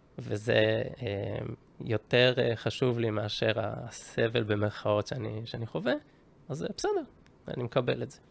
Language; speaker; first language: Hebrew; early bilingual, other home language; Japanese